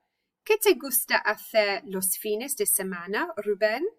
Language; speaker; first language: Spanish; non-native, fluent; English